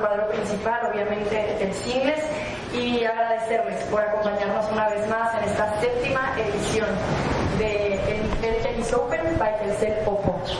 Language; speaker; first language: Spanish; native; Spanish